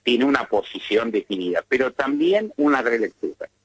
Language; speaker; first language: Spanish; native; Spanish